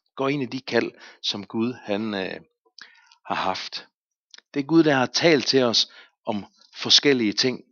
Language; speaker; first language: Danish; native; Danish